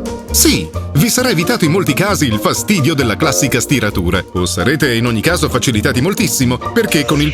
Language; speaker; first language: Italian; native; Italian